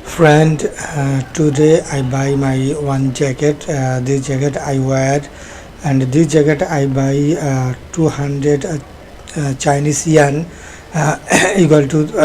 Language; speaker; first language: English; non-native, learner; Bangla